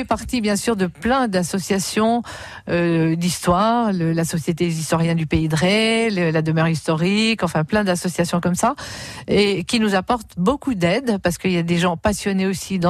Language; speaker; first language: French; native; French